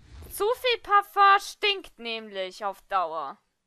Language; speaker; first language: German; native; German